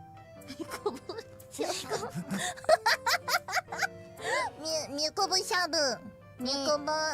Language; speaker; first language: Japanese; native; Japanese